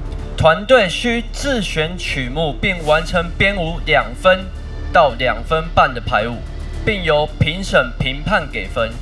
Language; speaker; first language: Chinese; native; Chinese